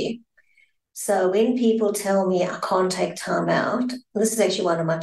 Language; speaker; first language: English; native; English